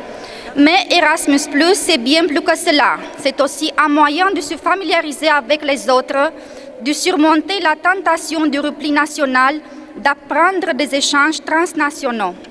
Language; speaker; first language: French; non-native, fluent; Romanian